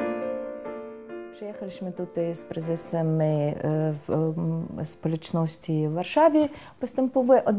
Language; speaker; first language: Polish; non-native, fluent; Russian